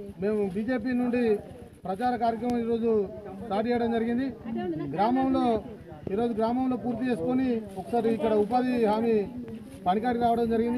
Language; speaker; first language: Telugu; native; Telugu